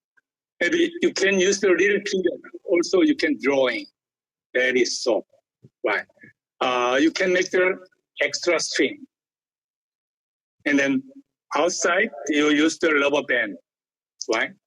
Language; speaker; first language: English; non-native, learner; Korean